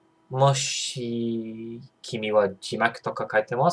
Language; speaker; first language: Japanese; non-native, learner; English